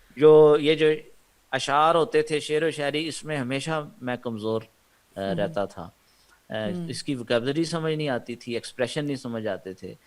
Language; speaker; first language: Urdu; non-native, local second language; Punjabi